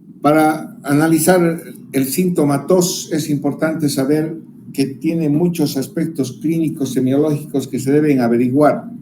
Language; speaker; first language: Spanish; native; Spanish